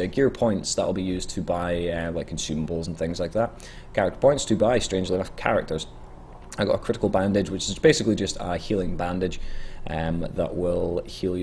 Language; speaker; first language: English; native; English